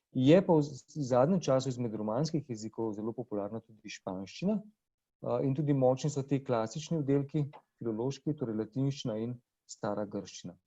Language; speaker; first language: Slovenian; native; Slovenian